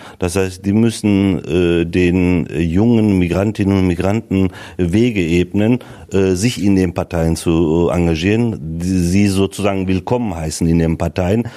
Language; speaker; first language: German; early bilingual, other home language; Turkish